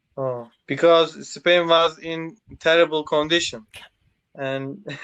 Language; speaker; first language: English; non-native, learner; Turkish